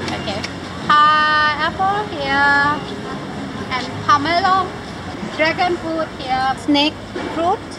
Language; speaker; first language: English; non-native, local second language; Thai